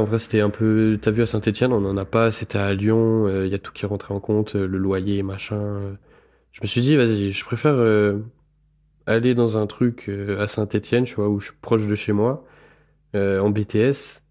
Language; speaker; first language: French; native; French